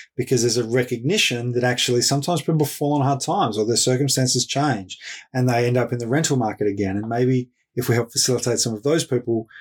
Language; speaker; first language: English; native; English